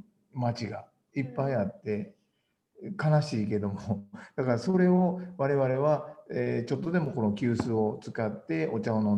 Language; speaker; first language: Japanese; native; Japanese